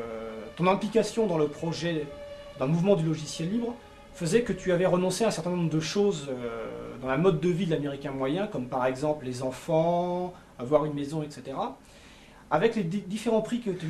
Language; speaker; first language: French; native; French